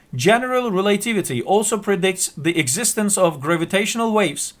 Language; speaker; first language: English; non-native, fluent; Turkish